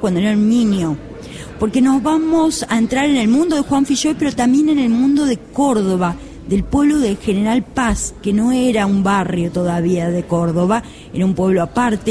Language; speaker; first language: Spanish; native; Spanish